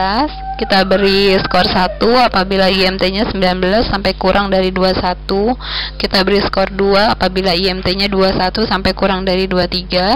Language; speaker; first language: Indonesian; native; Indonesian